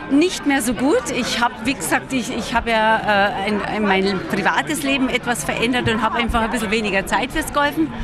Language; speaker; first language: German; native; German